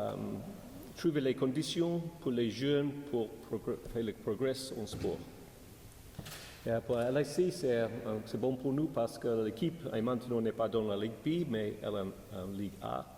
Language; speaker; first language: French; non-native, learner; English